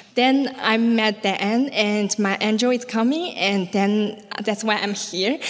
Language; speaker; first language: English; non-native, learner; Chinese